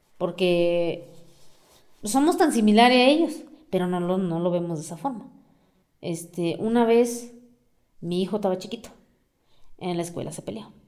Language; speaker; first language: Spanish; non-native, local second language; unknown